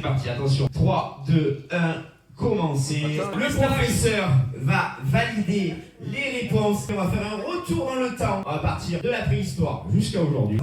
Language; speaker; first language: French; native; French